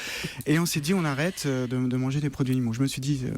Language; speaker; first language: French; native; French